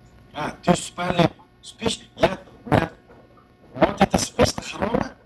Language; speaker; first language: Russian; non-native, learner; Uzbek